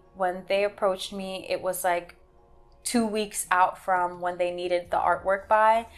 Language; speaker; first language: English; native; English